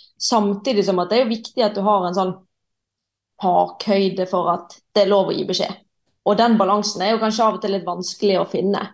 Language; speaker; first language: Norwegian; native; Norwegian